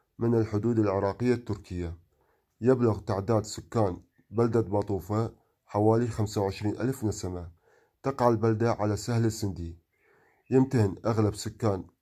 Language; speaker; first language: Arabic; non-native, local second language; Kurdish